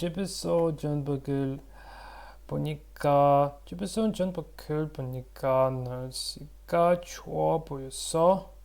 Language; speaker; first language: Korean; non-native, learner; Russian